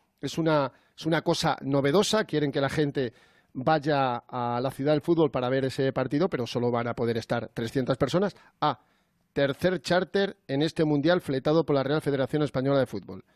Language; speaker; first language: Spanish; native; Spanish